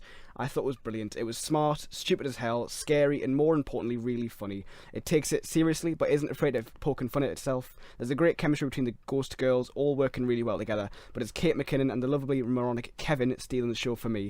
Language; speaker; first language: English; native; English